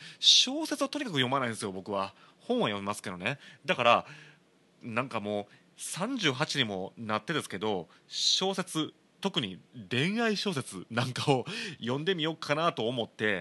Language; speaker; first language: Japanese; native; Japanese